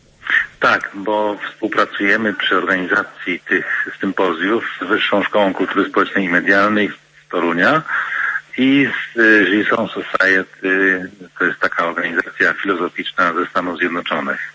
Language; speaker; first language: Polish; native; Polish